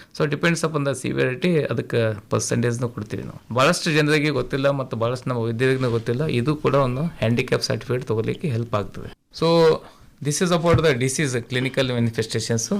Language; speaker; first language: Kannada; native; Kannada